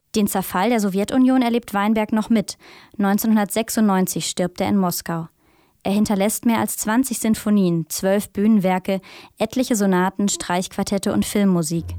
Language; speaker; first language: German; native; German